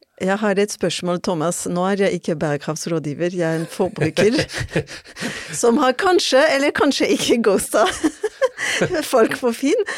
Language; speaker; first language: Norwegian; non-native, fluent; French